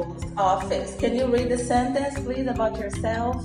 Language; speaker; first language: English; non-native, fluent; Portuguese